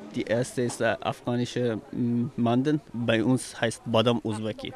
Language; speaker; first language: German; non-native, learner; Persian